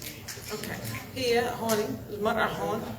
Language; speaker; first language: Arabic; early bilingual, heritage; Arabic